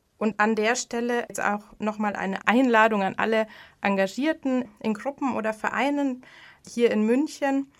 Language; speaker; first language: German; native; German